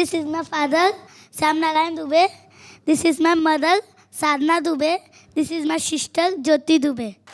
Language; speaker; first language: English; non-native, learner; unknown